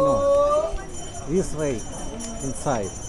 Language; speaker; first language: English; non-native, learner; Russian